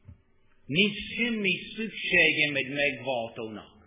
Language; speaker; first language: Hungarian; non-native, learner; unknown